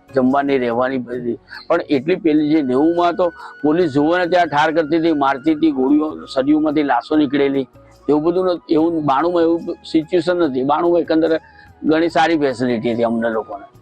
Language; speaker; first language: Gujarati; native; Gujarati